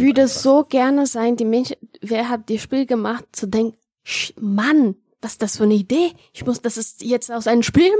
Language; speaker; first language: German; non-native, fluent; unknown